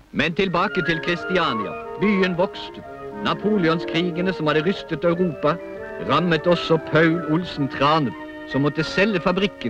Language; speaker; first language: Norwegian; native; Norwegian